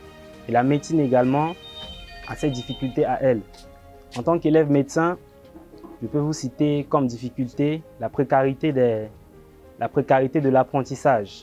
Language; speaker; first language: French; non-native, local second language; Sango